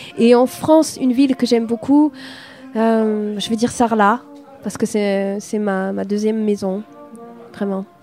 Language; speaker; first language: French; non-native, fluent; Swedish